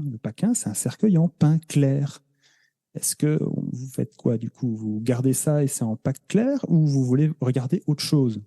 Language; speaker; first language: French; native; French